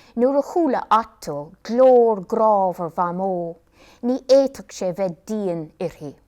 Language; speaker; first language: Irish; non-native, local second language; English